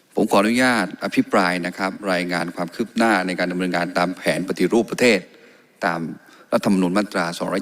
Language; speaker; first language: Thai; non-native, local second language; Karen languages